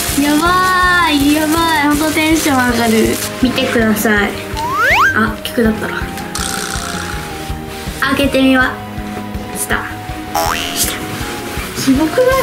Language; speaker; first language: Japanese; native; Japanese